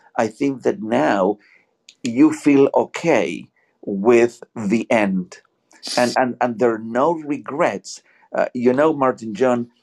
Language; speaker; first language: English; non-native, fluent; Spanish